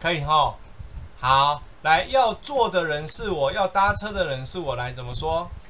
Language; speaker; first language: Chinese; native; Chinese